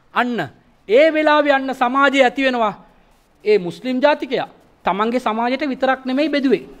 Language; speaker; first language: Sinhala; non-native, local second language; Tamil